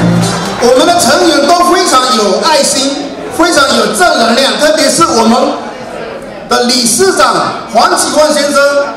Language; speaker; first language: Chinese; native; Chinese